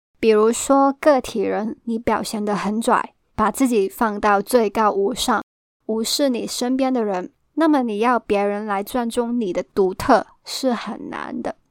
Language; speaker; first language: Chinese; non-native, local second language; Cantonese